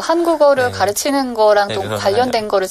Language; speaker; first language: Korean; native; Korean